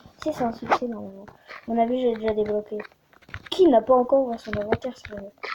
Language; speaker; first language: French; native; French